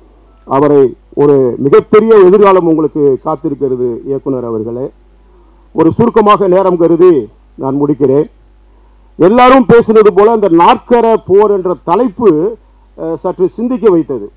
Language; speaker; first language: Tamil; native; Tamil